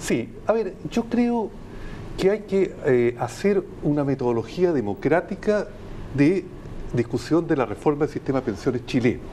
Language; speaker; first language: Spanish; native; Spanish